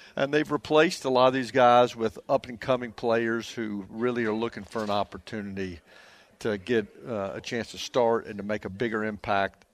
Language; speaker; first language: English; native; English